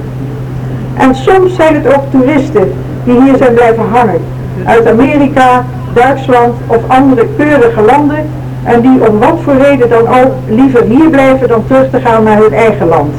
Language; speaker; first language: Dutch; native; Dutch